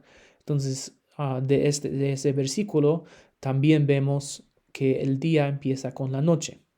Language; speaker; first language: Spanish; non-native, fluent; English